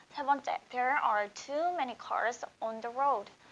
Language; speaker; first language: English; non-native, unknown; Korean